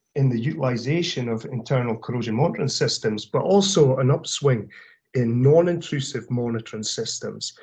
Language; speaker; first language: English; native; English